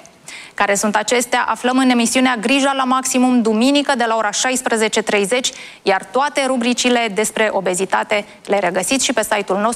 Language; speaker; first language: Romanian; native; Romanian